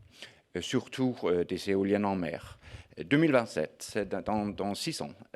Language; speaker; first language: French; non-native, fluent; Danish